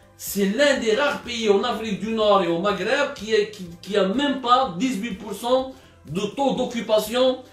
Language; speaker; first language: French; non-native, local second language; Arabic